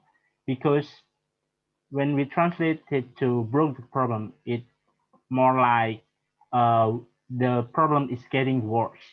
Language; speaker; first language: English; non-native, learner; Indonesian